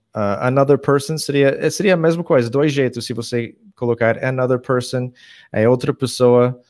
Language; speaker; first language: Portuguese; non-native, fluent; English